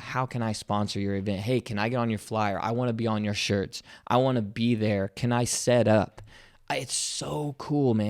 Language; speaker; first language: English; native; English